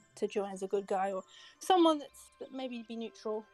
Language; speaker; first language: English; native; English